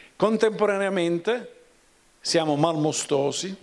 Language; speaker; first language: Italian; native; Italian